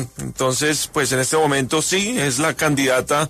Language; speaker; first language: Spanish; native; Spanish